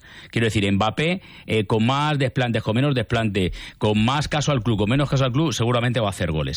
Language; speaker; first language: Spanish; native; Spanish